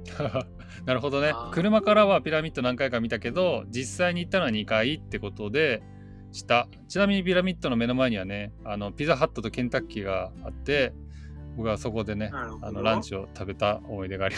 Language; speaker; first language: Japanese; native; Japanese